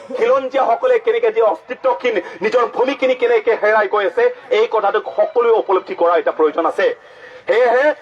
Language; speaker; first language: Assamese; non-native, local second language; Karbi